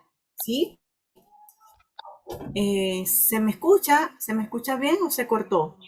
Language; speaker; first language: Spanish; native; Spanish